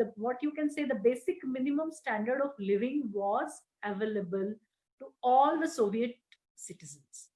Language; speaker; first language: English; non-native, local second language; Marathi